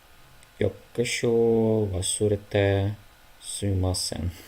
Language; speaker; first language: Japanese; non-native, learner; Ukrainian